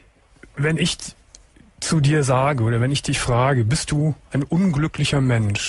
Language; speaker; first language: German; native; German